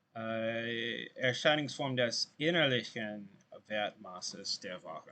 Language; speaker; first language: German; non-native, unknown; English